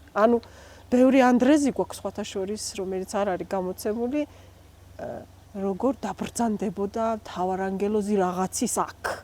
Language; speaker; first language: Georgian; non-native, local second language; Svan